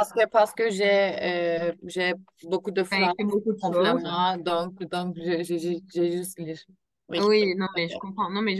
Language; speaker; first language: French; non-native, learner; Turkish